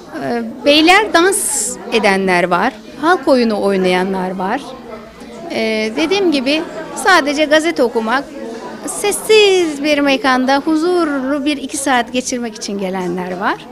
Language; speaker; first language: Turkish; native; Turkish